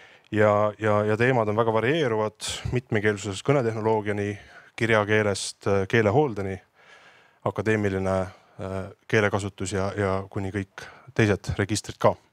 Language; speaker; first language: Estonian; native; Estonian